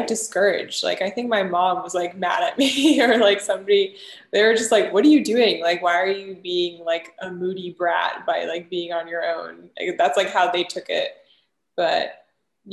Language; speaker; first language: English; native; English